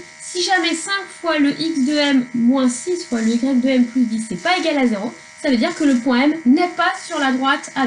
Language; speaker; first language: French; native; French